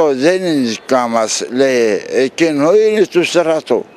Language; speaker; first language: Greek; non-native, local second language; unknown